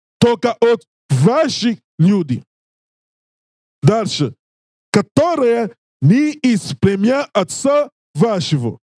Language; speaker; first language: Russian; non-native, learner; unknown